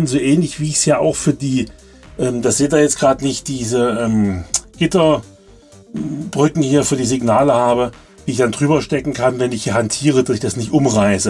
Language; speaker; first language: German; native; German